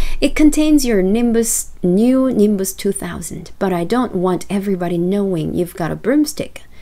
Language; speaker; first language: English; non-native, fluent; Korean